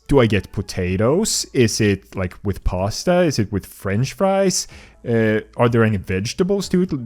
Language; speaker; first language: English; non-native, fluent; Swedish